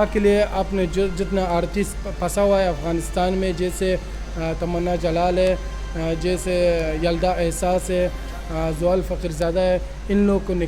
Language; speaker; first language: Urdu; non-native, local second language; Pashto